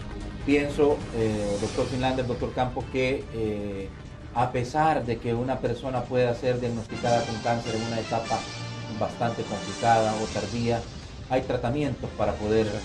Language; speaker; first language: Spanish; native; Spanish